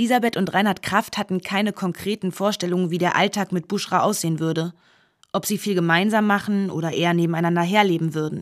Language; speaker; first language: German; native; German